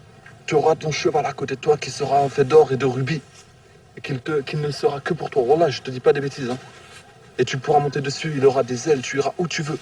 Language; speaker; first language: French; native; French